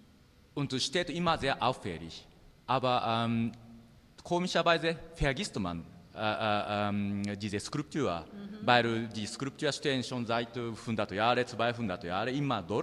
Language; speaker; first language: German; non-native, learner; Japanese